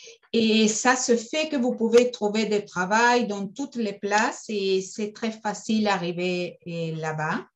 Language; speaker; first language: French; non-native, fluent; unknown